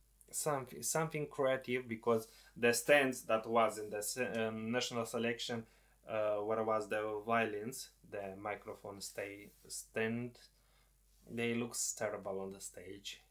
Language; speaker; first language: English; non-native, fluent; Romanian